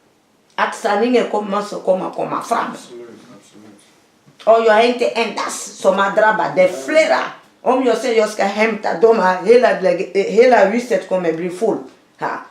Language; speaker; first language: Swedish; non-native, learner; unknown